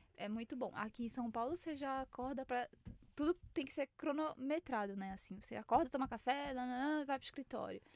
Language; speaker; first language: Portuguese; native; Portuguese